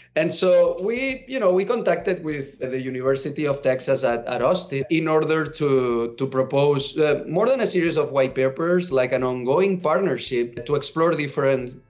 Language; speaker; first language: English; non-native, fluent; Spanish